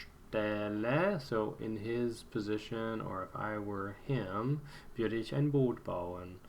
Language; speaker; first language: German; non-native, fluent; English